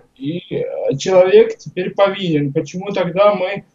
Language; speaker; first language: Russian; native; Russian